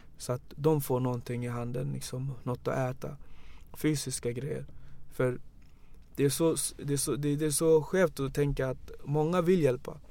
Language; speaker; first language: Swedish; early bilingual, other home language; Wolof